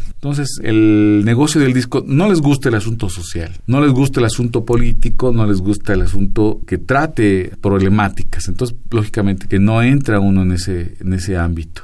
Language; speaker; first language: Spanish; native; Spanish